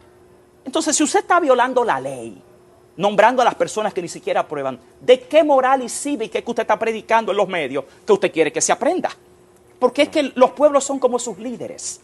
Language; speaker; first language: Spanish; native; Spanish